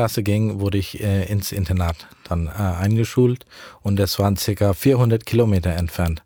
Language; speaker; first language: German; early bilingual, heritage; German